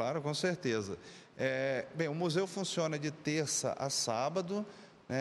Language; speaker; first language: Portuguese; native; Portuguese